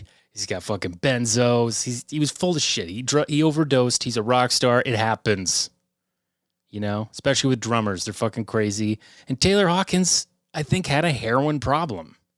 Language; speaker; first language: English; native; English